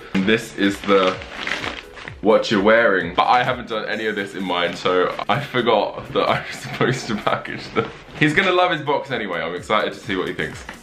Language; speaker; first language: English; native; English